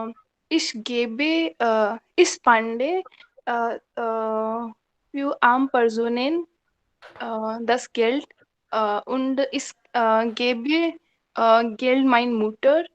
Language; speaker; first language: German; non-native, learner; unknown